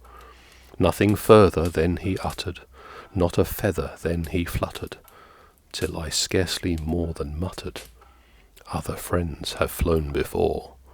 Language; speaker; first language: English; native; English